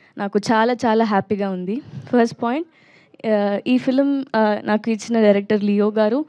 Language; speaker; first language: Telugu; non-native, learner; Tamil